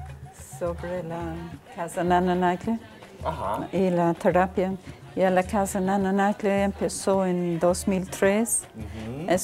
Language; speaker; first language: Spanish; non-native, fluent; English